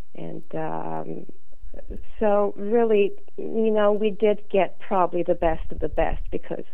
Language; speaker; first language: English; non-native, fluent; Serbian